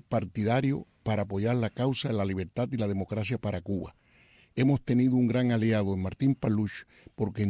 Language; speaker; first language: Spanish; native; Spanish